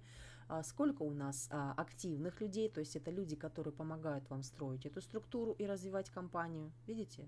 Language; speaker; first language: Russian; native; Russian